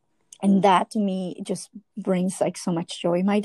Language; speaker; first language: English; non-native, fluent; Spanish